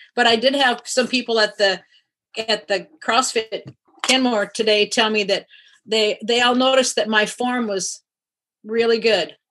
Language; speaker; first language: English; native; English